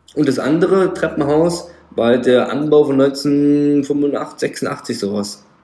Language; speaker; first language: German; native; German